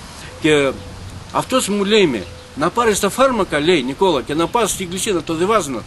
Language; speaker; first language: Greek; non-native, learner; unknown